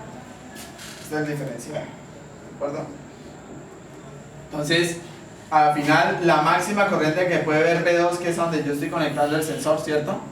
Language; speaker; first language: Spanish; native; Spanish